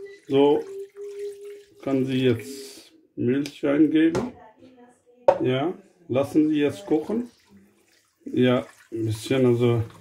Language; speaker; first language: German; non-native, fluent; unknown